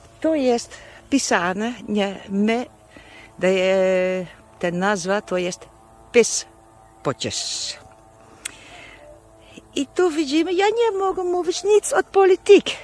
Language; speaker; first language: Polish; non-native, learner; Dutch